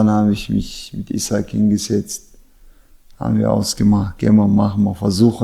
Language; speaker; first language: German; non-native, learner; Chechen